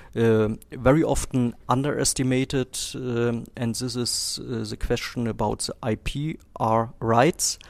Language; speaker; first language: English; non-native, fluent; German